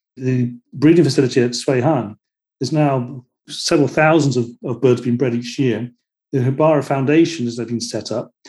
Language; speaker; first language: English; native; English